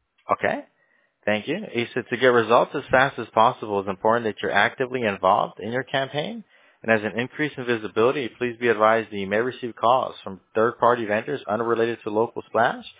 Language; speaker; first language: English; early bilingual, other home language; Spanish